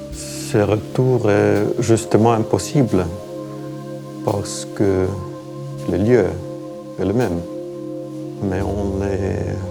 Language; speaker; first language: French; non-native, fluent; Estonian